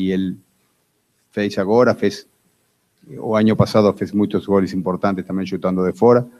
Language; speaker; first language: Spanish; non-native, fluent; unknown